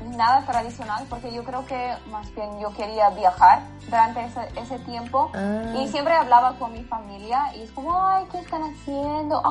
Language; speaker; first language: Spanish; non-native, fluent; English